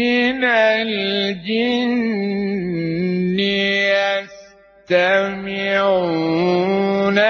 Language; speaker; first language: Arabic; native; Arabic